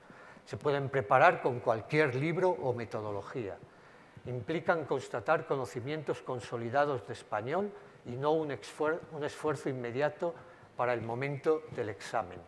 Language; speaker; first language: Spanish; native; Spanish